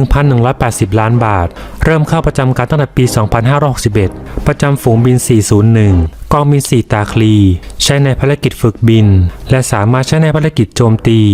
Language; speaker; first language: Thai; native; Thai